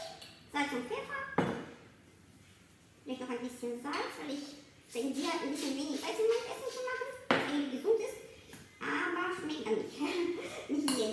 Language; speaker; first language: German; non-native, fluent; Russian